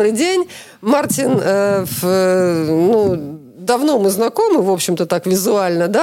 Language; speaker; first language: Russian; native; Russian